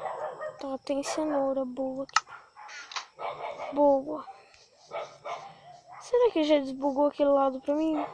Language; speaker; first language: Portuguese; native; Portuguese